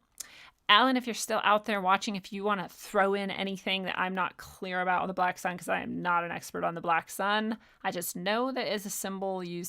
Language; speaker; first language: English; native; English